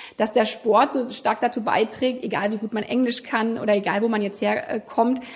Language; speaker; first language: German; native; German